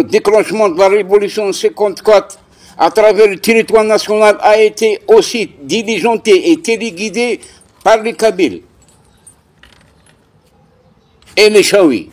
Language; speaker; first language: French; non-native, local second language; Kabyle